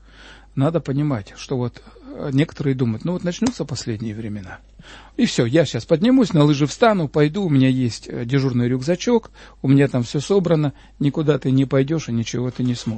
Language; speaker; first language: Russian; native; Russian